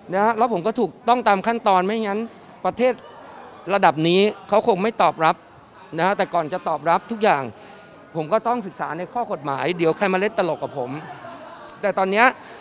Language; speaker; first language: Thai; native; Thai